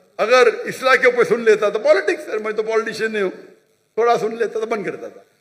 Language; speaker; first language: Hindi; non-native, local second language; Konkani